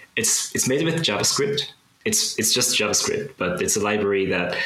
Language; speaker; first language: English; non-native, fluent; Japanese